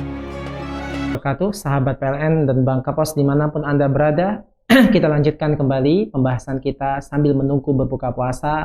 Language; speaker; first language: Indonesian; native; Indonesian